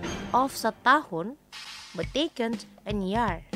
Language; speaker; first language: Dutch; non-native, fluent; Indonesian